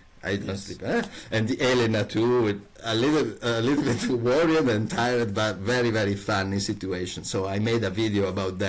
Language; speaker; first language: English; non-native, learner; Italian